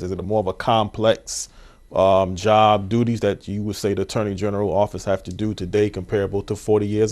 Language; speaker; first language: English; native; English